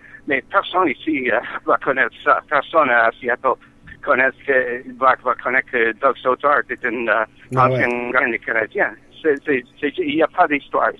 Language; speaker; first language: French; non-native, learner; English